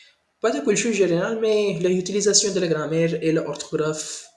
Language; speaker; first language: French; non-native, learner; Hindi